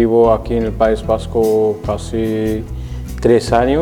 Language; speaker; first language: Spanish; non-native, learner; Arabic